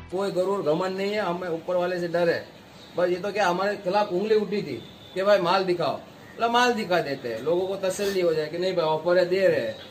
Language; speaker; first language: Hindi; non-native, local second language; Gujarati